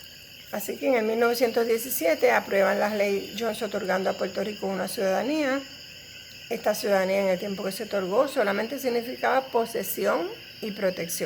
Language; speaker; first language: Spanish; native; Spanish